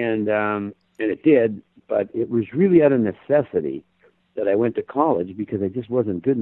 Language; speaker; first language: English; native; English